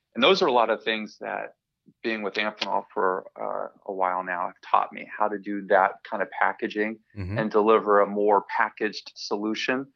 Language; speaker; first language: English; native; English